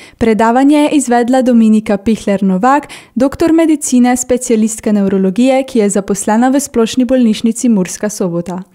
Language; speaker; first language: Slovenian; native; Slovenian